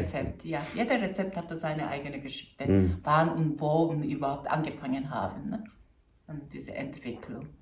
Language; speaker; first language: German; non-native, fluent; Korean